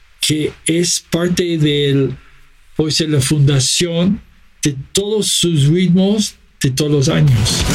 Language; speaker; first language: Spanish; non-native, fluent; English